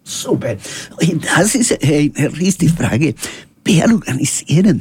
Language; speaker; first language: German; non-native, learner; Spanish